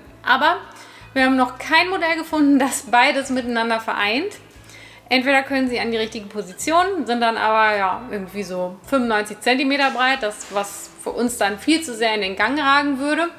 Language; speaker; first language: German; native; German